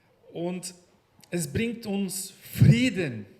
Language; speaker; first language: German; non-native, learner; Portuguese